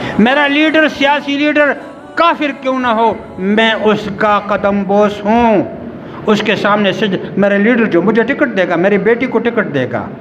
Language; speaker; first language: Urdu; non-native, local second language; Pashto